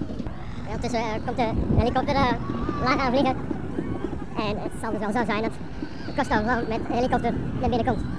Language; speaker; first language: Dutch; native; Dutch